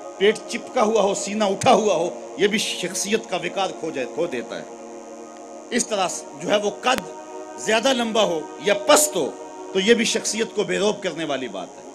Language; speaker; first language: Urdu; non-native, local second language; Punjabi